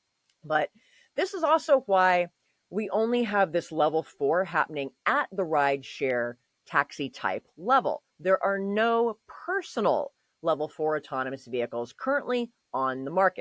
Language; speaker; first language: English; native; English